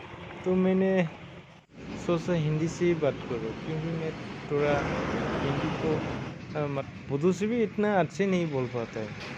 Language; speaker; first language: Hindi; non-native, local second language; Bodo